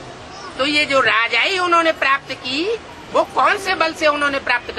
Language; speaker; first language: Hindi; native; Hindi